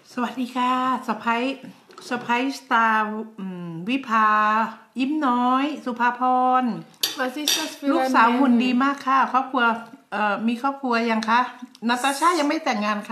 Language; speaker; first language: Thai; native; Thai